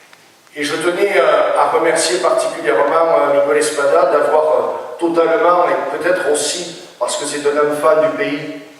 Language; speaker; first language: French; native; French